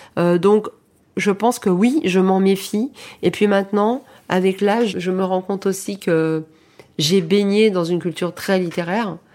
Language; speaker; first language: French; early bilingual, heritage; French